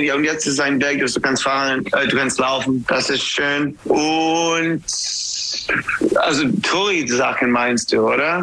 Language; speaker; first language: German; non-native, learner; English